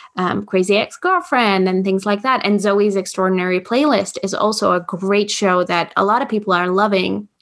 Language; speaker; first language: English; non-native, fluent; Latvian